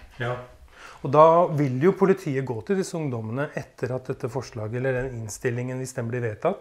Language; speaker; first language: Norwegian; native; Norwegian